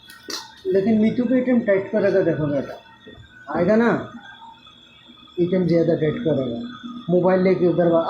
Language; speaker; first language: Hindi; non-native, learner; Bangla